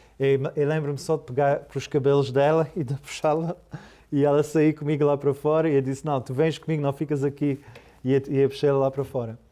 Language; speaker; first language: Portuguese; early bilingual, heritage; Portuguese